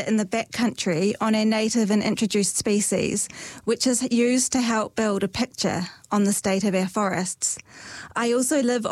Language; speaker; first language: English; native; English